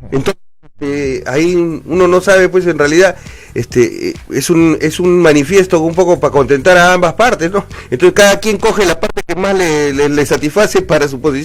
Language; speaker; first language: Spanish; native; Spanish